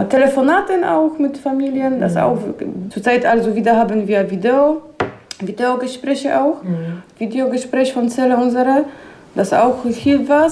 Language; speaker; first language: German; non-native, learner; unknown